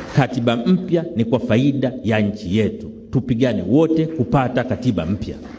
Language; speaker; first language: Swahili; native; Swahili